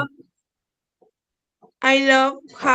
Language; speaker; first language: English; non-native, learner; Spanish